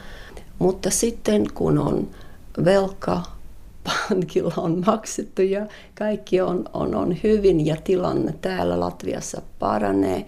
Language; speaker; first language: Finnish; non-native, learner; Latvian